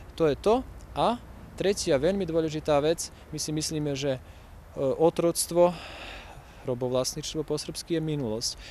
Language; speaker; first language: Slovak; native; Slovak